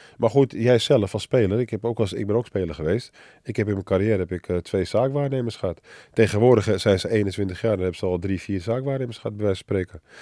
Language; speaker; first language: Dutch; early bilingual, other home language; Arabic